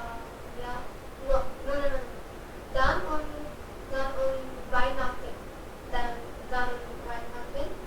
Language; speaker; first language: German; non-native, learner; Hindi